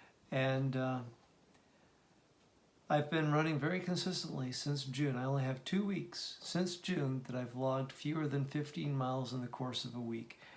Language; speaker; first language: English; native; English